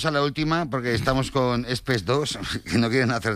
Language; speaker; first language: Spanish; native; Spanish